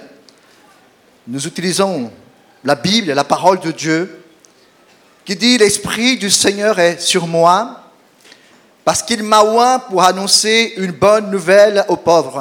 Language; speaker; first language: French; non-native, fluent; Portuguese